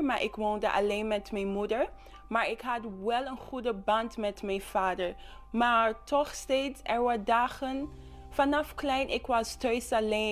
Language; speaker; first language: Dutch; non-native, local second language; English